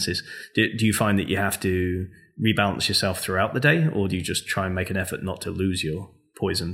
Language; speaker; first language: English; native; English